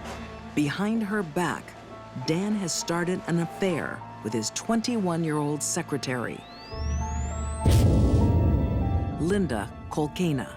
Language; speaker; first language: English; native; English